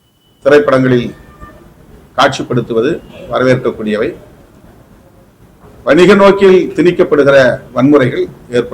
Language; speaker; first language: Tamil; native; Tamil